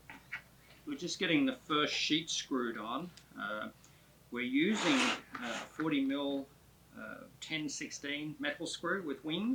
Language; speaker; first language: English; native; English